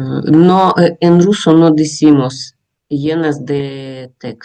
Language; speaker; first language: Spanish; non-native, learner; Russian